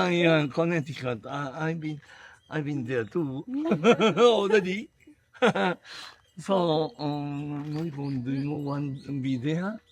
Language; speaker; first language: English; non-native, learner; Japanese